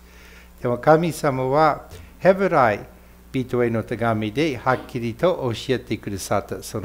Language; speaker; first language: Japanese; non-native, fluent; English